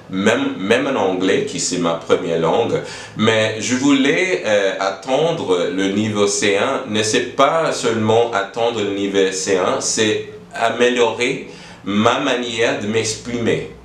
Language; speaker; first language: French; non-native, learner; English